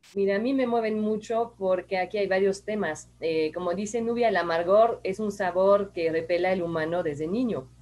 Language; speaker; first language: Spanish; non-native, fluent; French